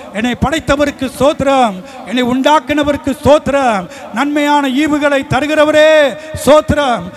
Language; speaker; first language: Tamil; early bilingual, heritage; Tamil